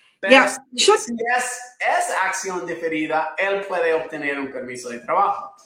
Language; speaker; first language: Spanish; non-native, fluent; English